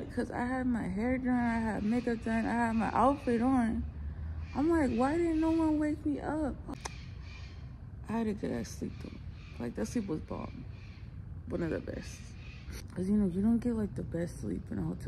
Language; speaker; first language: English; native; English